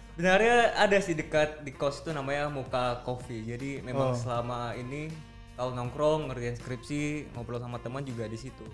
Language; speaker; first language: Indonesian; native; Indonesian